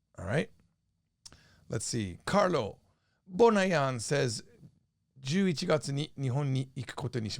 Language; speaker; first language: Japanese; non-native, fluent; English